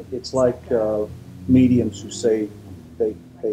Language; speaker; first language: English; native; English